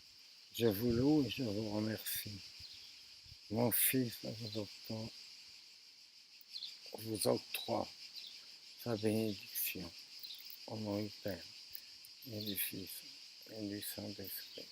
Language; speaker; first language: French; native; French